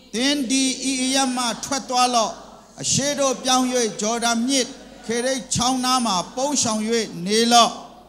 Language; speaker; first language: Burmese; non-native, local second language; Kachin